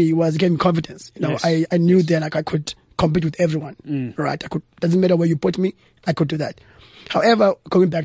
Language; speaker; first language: English; non-native, local second language; Xhosa